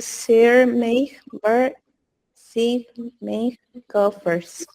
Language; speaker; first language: Dutch; non-native, learner; Spanish